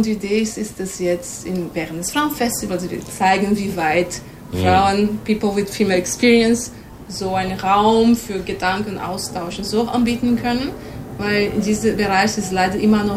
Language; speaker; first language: German; non-native, fluent; Portuguese